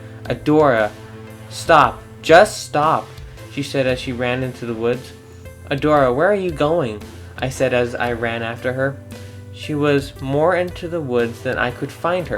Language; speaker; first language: English; native; English